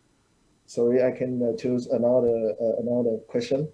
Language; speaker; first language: English; non-native, learner; Vietnamese